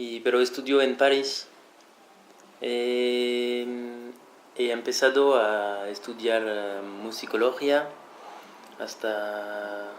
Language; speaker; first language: Spanish; non-native, fluent; French